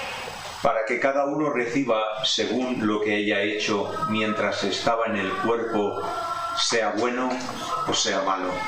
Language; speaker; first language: Spanish; native; Spanish